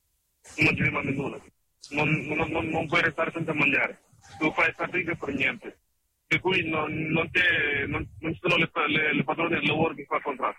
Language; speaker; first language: Italian; non-native, learner; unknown